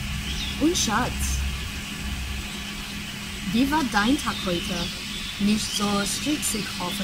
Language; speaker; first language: German; non-native, learner; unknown